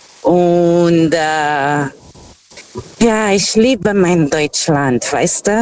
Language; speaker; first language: German; non-native, fluent; Portuguese